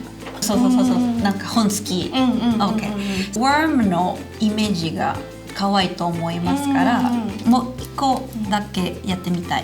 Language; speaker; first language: Japanese; non-native, fluent; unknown